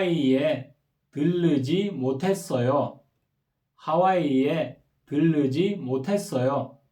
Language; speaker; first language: Korean; non-native, fluent; Kyrgyz